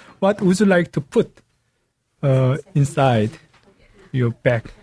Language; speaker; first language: English; non-native, learner; Korean